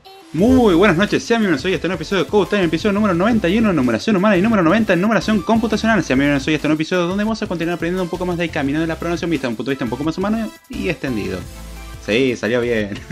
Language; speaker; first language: Spanish; native; Spanish